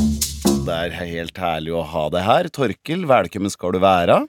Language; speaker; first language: Norwegian; native; Norwegian